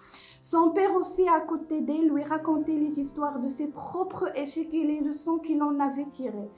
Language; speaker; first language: French; non-native, local second language; Arabic